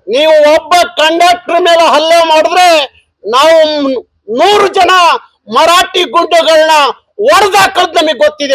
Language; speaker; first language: Kannada; native; Kannada